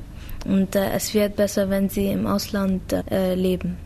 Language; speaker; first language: German; non-native, fluent; Arabic